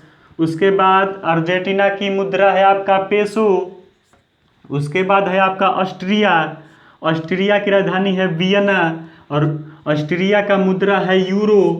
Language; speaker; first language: Hindi; native; Hindi